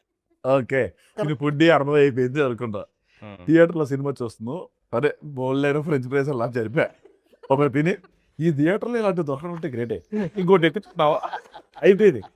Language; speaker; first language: Telugu; native; Telugu